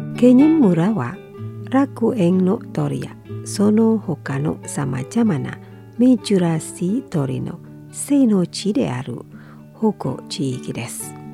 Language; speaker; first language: Japanese; non-native, fluent; Indonesian